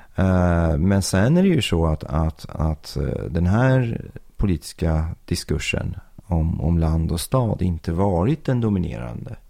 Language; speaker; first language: Swedish; early bilingual, other home language; Persian